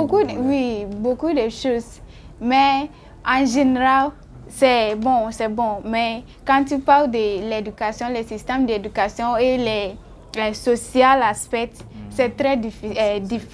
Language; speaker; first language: French; non-native, learner; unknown